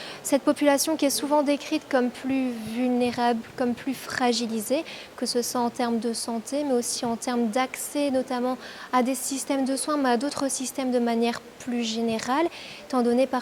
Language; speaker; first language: French; native; French